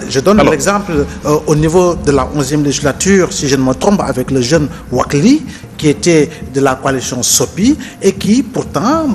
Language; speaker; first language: French; non-native, local second language; Wolof